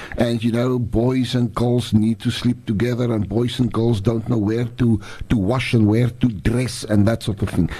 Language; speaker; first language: English; non-native, local second language; Afrikaans